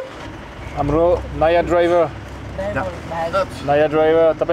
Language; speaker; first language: Nepali; non-native, fluent; French